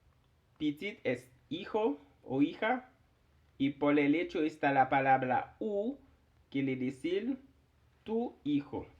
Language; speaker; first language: Spanish; non-native, fluent; Haitian Creole